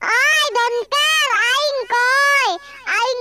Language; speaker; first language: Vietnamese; non-native, learner; Indonesian